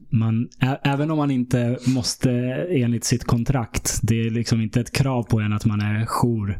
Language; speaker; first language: Swedish; early bilingual, other home language; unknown